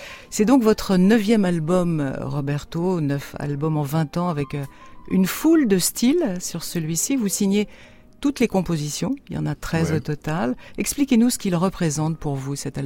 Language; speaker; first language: French; native; French